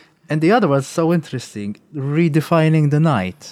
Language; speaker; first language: English; non-native, local second language; Maltese